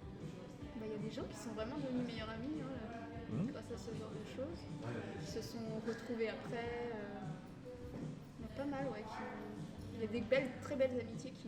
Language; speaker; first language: French; native; French